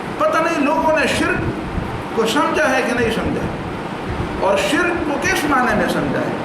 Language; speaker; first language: Urdu; non-native, local second language; Pashto